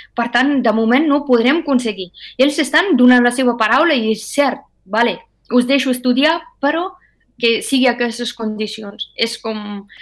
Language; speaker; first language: Catalan; non-native, fluent; Persian